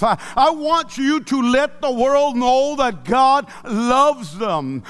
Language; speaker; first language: English; early bilingual, other home language; Spanish